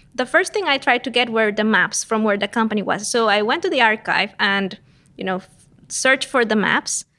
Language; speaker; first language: English; non-native, fluent; Spanish